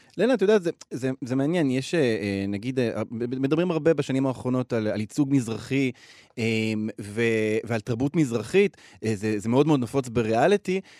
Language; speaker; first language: Hebrew; native; Hebrew